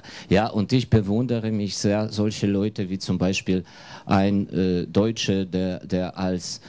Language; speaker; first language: German; non-native, fluent; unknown